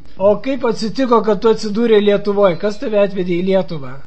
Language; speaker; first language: Lithuanian; native; Lithuanian